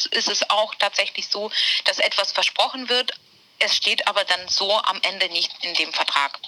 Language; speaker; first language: German; native; German